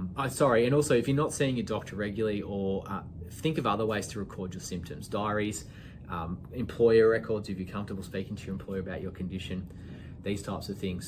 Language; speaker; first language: English; native; English